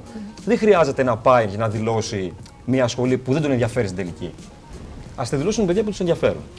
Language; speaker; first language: Greek; native; Greek